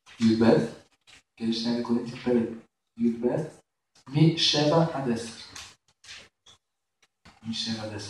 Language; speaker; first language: Hebrew; non-native, fluent; Russian